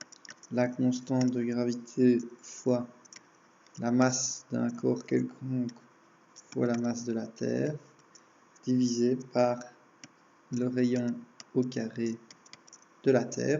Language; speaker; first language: French; native; French